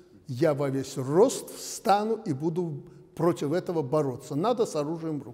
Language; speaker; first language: Russian; native; Russian